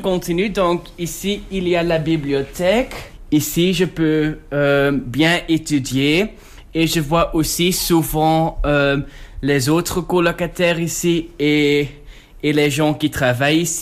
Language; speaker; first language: French; non-native, local second language; Dutch